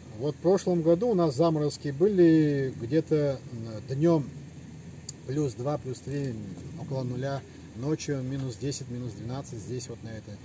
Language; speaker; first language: Russian; non-native, local second language; Adyghe